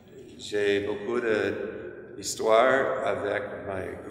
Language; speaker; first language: French; non-native, fluent; English